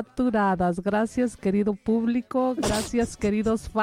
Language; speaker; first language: Spanish; native; Spanish